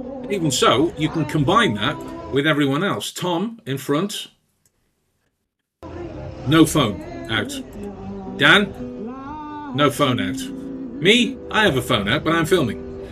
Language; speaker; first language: English; native; English